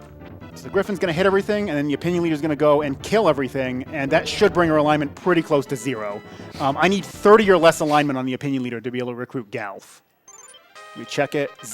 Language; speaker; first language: English; native; English